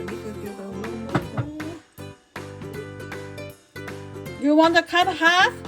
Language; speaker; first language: English; non-native, learner; Chinese